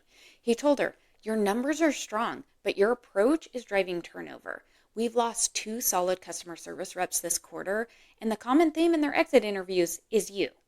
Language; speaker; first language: English; native; English